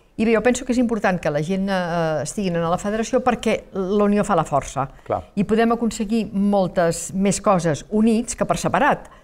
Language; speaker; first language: Catalan; native; Catalan